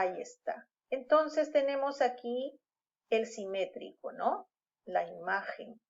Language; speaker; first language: Spanish; native; Spanish